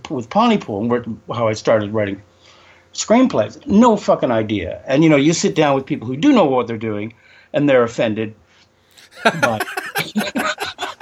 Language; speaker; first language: English; native; English